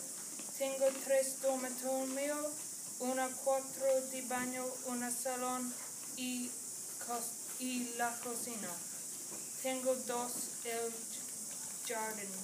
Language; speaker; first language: Spanish; non-native, learner; English